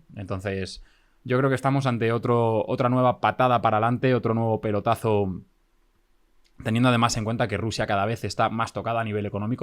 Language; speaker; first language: Spanish; native; Spanish